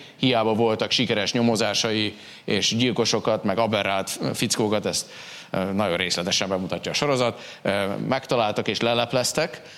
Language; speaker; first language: Hungarian; native; Hungarian